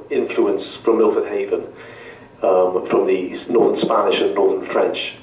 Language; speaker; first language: English; native; English